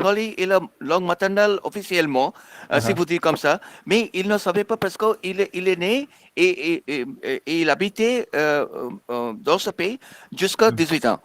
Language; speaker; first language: French; non-native, fluent; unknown